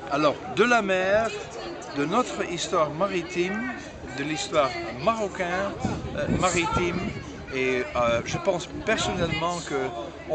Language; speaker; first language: French; non-native, fluent; Dutch